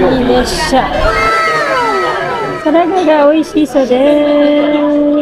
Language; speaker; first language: Japanese; non-native, fluent; Filipino